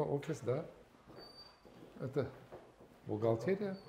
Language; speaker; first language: Russian; non-native, local second language; Uzbek